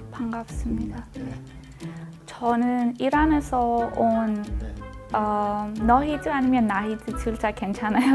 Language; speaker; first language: Korean; non-native, fluent; Persian